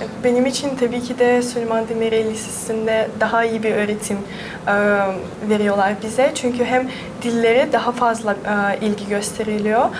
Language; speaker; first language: Turkish; non-native, fluent; Russian